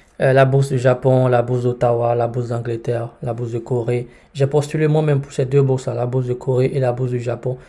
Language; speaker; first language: French; native; French